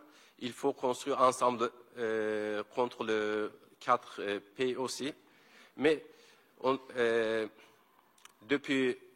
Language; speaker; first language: French; non-native, learner; Kurdish